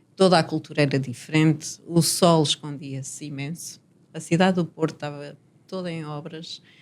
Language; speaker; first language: Portuguese; native; Portuguese